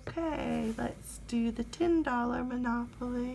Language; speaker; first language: English; native; English